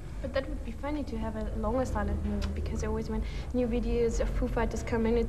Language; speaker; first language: English; non-native, fluent; German